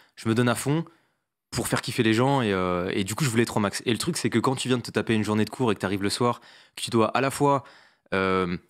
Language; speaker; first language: French; native; French